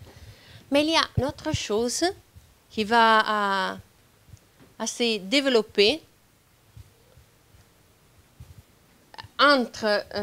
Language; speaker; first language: French; non-native, fluent; Italian